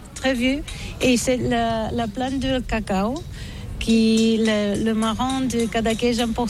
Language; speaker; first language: French; non-native, learner; Catalan